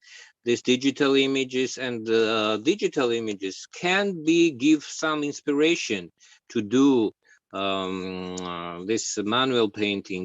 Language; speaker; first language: English; non-native, learner; Georgian